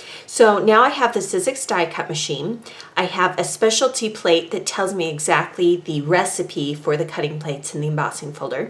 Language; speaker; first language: English; native; English